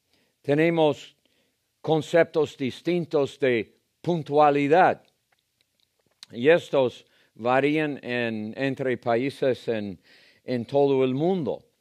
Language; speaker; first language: Spanish; non-native, fluent; English